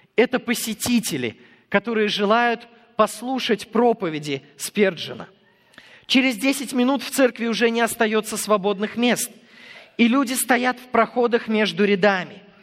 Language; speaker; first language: Russian; non-native, fluent; English